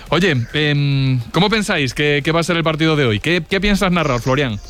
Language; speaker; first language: Spanish; native; Spanish